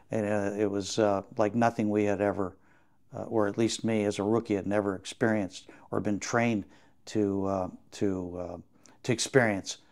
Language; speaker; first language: English; native; English